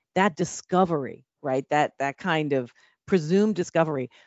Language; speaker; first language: English; native; English